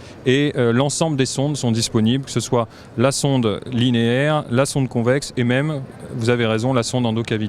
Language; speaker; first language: French; native; French